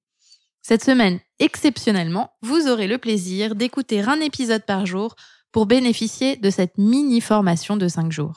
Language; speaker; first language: French; native; French